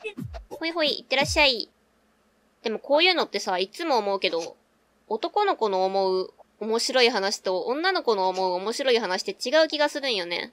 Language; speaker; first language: Japanese; native; Japanese